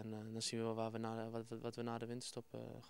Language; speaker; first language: Dutch; native; Dutch